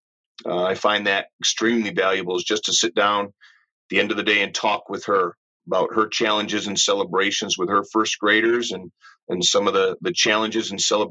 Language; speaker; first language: English; native; English